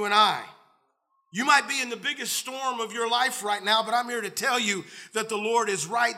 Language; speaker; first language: English; native; English